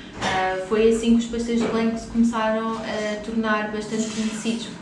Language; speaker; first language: Portuguese; native; Portuguese